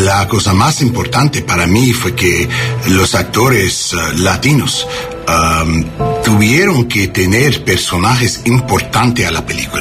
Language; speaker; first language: Spanish; non-native, learner; English